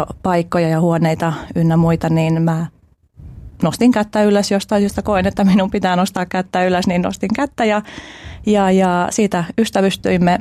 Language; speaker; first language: Finnish; early bilingual, other home language; Albanian